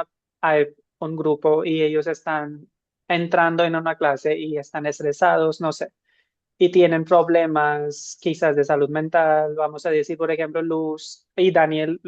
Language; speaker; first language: Spanish; non-native, fluent; Hindi